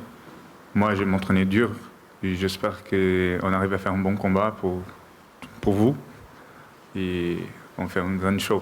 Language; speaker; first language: French; non-native, learner; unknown